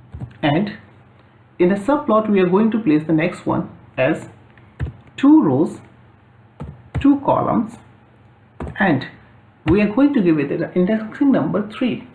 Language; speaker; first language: English; non-native, local second language; Hindi